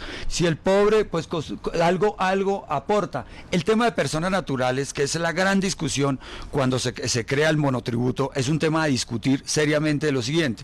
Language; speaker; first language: Spanish; native; Spanish